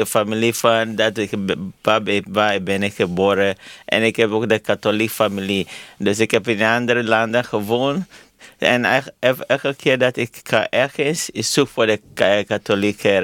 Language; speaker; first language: Dutch; non-native, fluent; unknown